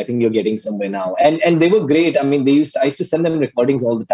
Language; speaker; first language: English; native; English